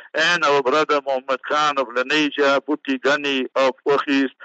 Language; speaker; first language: English; native; English